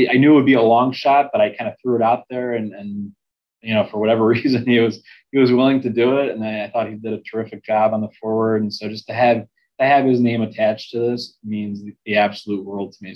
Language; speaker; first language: English; native; English